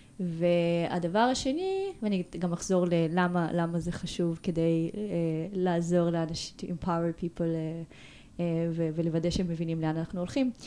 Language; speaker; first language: Hebrew; early bilingual, other home language; Russian